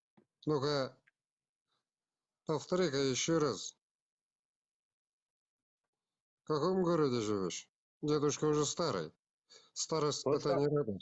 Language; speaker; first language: Russian; non-native, local second language; Kazakh